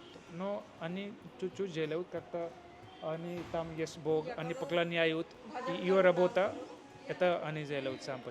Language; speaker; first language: Russian; non-native, learner; Hindi